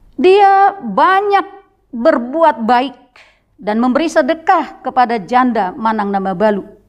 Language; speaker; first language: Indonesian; native; Indonesian